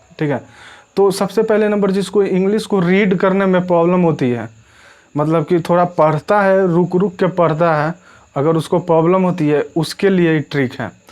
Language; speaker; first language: Hindi; native; Hindi